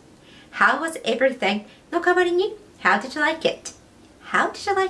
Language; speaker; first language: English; non-native, fluent; Japanese